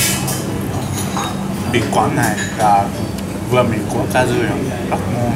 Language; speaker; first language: Vietnamese; non-native, learner; Japanese